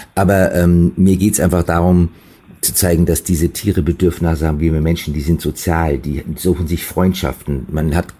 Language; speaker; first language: German; native; German